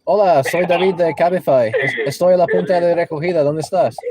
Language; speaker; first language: Spanish; non-native, local second language; English